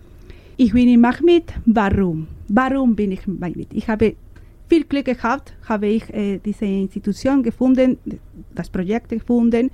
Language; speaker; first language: German; non-native, learner; Spanish